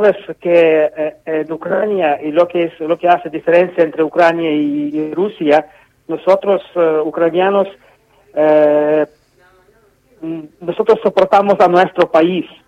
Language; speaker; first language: Spanish; non-native, fluent; Ukrainian